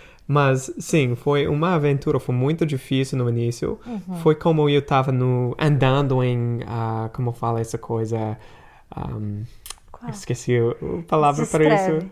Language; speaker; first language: Portuguese; non-native, fluent; English